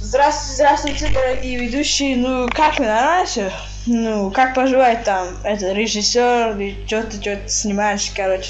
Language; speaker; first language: Russian; non-native, local second language; Uzbek